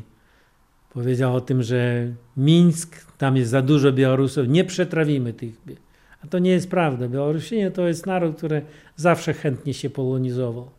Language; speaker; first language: Polish; non-native, fluent; Russian